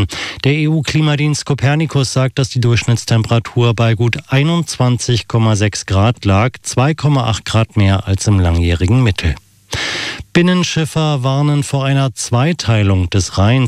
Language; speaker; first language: German; native; German